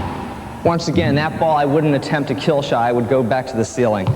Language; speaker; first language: English; native; English